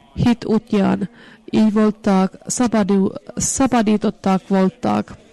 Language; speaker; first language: Hungarian; non-native, fluent; Finnish